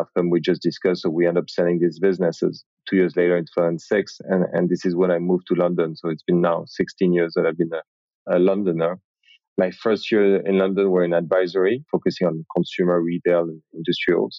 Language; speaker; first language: English; non-native, fluent; French